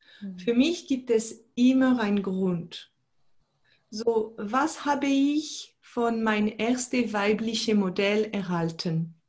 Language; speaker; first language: German; non-native, fluent; French